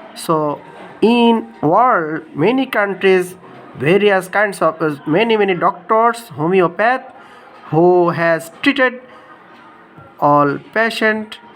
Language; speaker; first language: English; non-native, local second language; Bangla